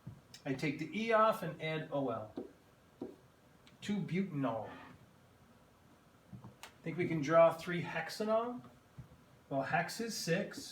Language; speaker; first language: English; native; English